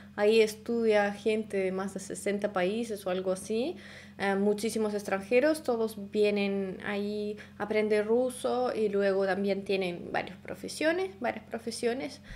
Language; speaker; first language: Spanish; non-native, fluent; Russian